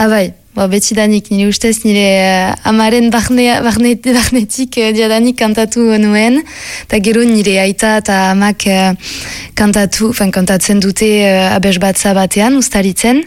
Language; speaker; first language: Basque; non-native, local second language; French